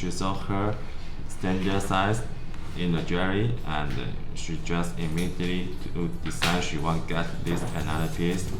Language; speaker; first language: English; non-native, learner; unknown